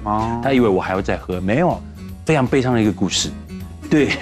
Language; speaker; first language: Chinese; native; Chinese